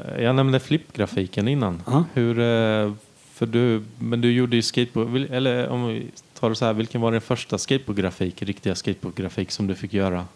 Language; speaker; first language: Swedish; native; Swedish